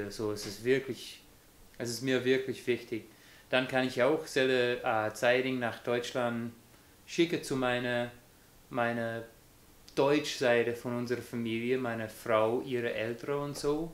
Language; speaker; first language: German; non-native, fluent; English